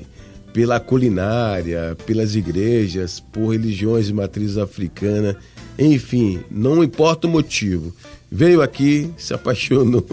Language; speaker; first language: Portuguese; native; Portuguese